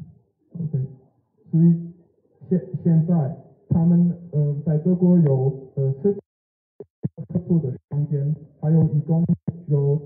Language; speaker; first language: Chinese; non-native, learner; German